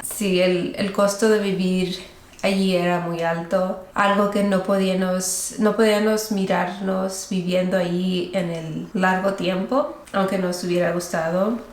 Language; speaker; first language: Spanish; early bilingual, heritage; Spanish